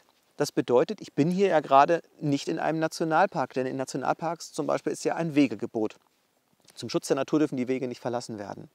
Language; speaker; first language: German; native; German